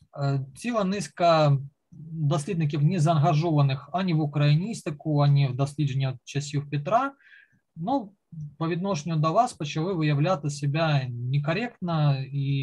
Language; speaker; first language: Ukrainian; native; Ukrainian